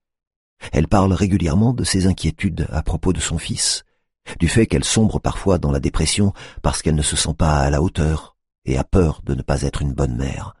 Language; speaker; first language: French; native; French